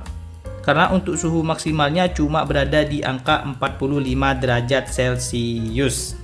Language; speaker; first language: Indonesian; native; Indonesian